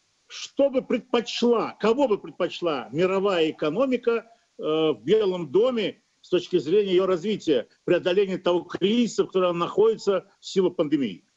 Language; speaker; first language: Russian; native; Russian